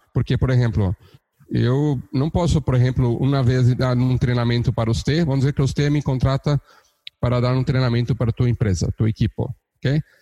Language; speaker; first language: Portuguese; native; Portuguese